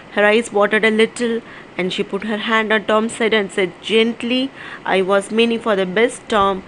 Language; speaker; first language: English; non-native, local second language; Tamil